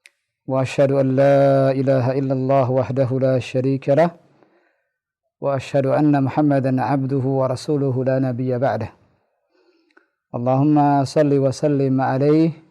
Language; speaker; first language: Arabic; non-native, fluent; Indonesian